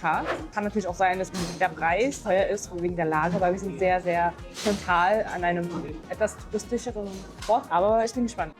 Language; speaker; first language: German; native; German